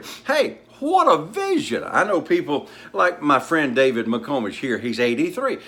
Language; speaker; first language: English; native; English